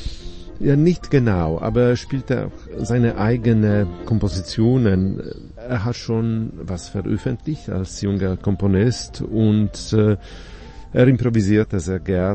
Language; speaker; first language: German; non-native, fluent; Polish